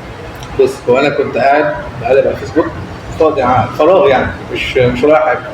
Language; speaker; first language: Arabic; native; Arabic